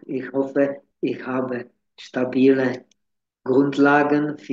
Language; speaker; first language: German; non-native, fluent; Czech